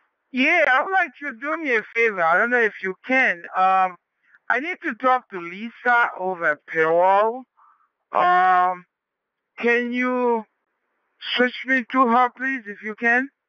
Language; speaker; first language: English; early bilingual, other home language; Spanish